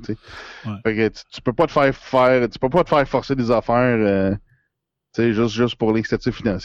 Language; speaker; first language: French; native; French